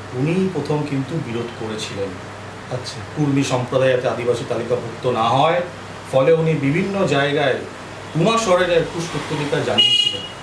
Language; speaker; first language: Bangla; non-native, local second language; Santali